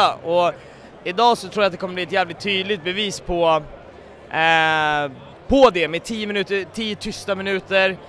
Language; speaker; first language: Swedish; native; Swedish